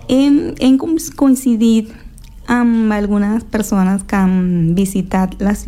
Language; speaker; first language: Catalan; non-native, local second language; Spanish